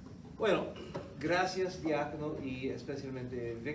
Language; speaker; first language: Spanish; non-native, fluent; English